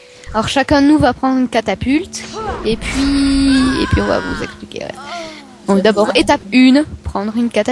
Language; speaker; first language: French; native; French